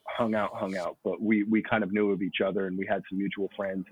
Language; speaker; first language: English; native; English